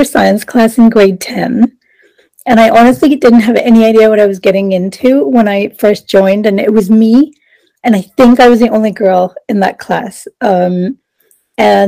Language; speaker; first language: English; non-native, local second language; Sinhala